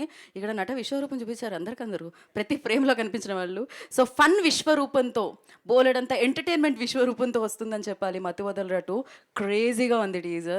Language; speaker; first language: Telugu; native; Telugu